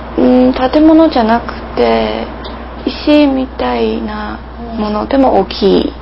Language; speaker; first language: Japanese; non-native, learner; English